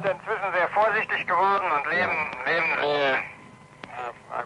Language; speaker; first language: German; native; German